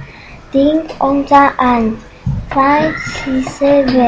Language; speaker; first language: Catalan; early bilingual, other home language; Chinese